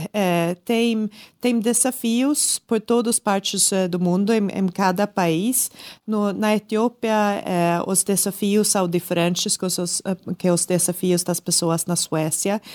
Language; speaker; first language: Portuguese; non-native, learner; Swedish